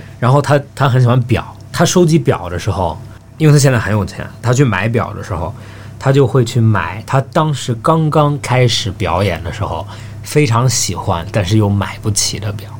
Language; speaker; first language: Chinese; early bilingual, heritage; Chinese